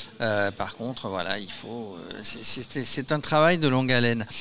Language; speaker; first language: French; native; French